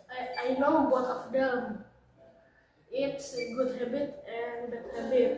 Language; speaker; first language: English; non-native, learner; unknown